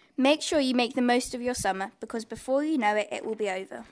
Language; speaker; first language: English; non-native, fluent; Chinese